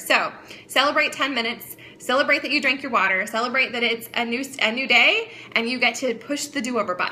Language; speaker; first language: English; native; English